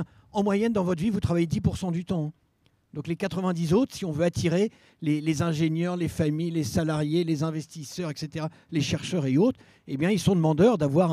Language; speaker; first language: French; native; French